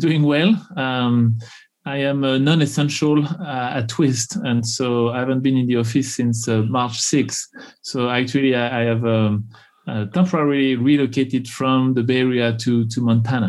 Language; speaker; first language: English; non-native, fluent; French